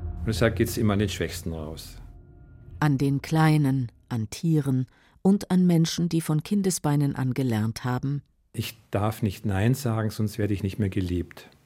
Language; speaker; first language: German; native; German